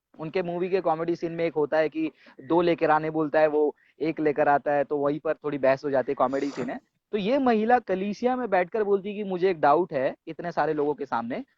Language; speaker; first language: Hindi; non-native, local second language; Tamil